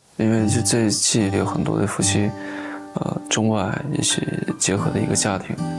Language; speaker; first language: Chinese; native; Chinese